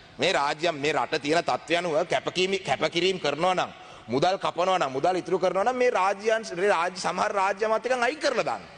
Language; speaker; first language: Sinhala; non-native, local second language; Tamil